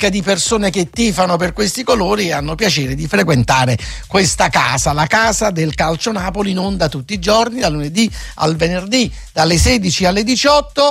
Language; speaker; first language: Italian; native; Italian